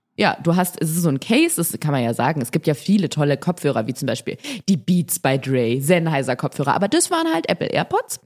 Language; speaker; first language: German; early bilingual, other home language; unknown